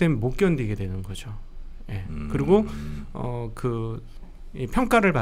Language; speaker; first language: Korean; native; Korean